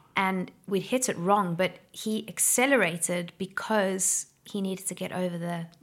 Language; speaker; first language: English; native; English